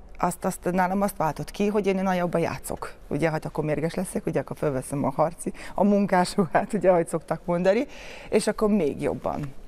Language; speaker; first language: Hungarian; non-native, fluent; Serbian